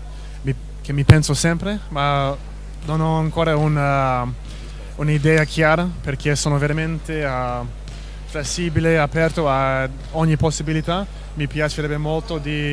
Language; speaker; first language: Italian; non-native, fluent; English